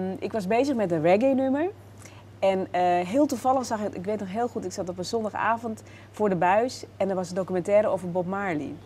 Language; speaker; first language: Dutch; native; Dutch